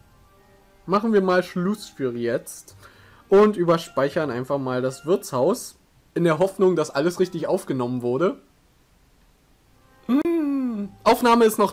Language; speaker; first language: German; native; German